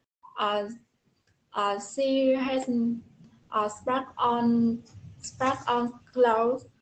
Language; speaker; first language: English; non-native, learner; Vietnamese